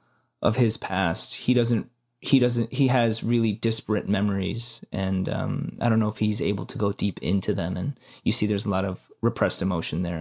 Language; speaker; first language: English; native; English